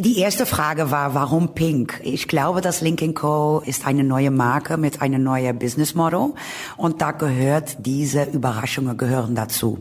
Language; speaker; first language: German; non-native, learner; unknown